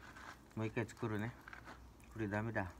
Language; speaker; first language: Japanese; non-native, learner; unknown